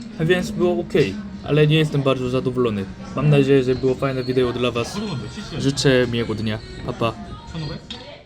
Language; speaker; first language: Polish; non-native, learner; Korean